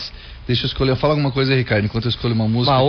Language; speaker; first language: Portuguese; native; Portuguese